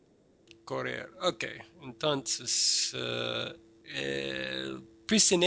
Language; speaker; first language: Spanish; non-native, fluent; English